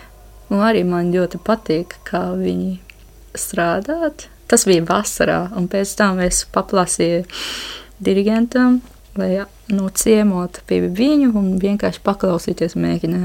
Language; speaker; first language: Latvian; non-native, learner; Japanese